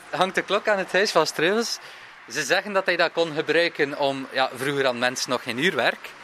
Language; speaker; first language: Dutch; native; Dutch